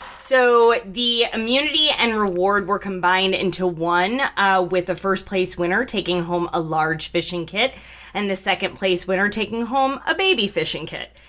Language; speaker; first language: English; native; English